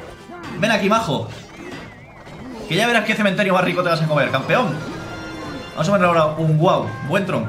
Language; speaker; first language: Spanish; native; Spanish